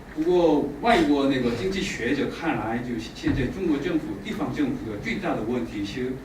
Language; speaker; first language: Chinese; non-native, fluent; Korean